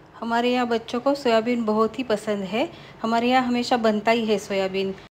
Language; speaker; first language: Hindi; non-native, local second language; Marathi